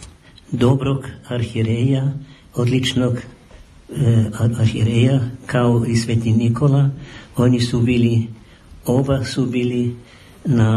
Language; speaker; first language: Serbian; non-native, fluent; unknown